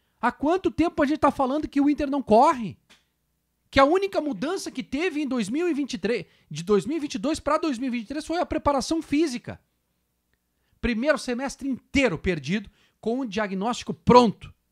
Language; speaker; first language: Portuguese; native; Portuguese